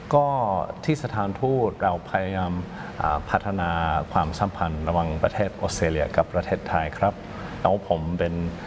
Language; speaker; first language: Thai; non-native, fluent; English